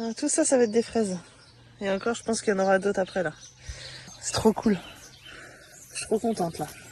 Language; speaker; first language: French; native; French